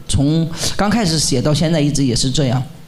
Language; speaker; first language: Chinese; native; Chinese